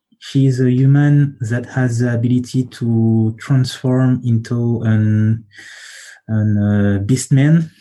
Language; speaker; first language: English; non-native, learner; French